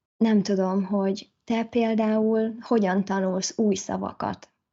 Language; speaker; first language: Hungarian; native; Hungarian